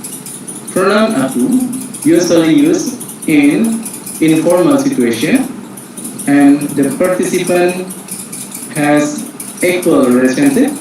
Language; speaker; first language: English; non-native, fluent; Indonesian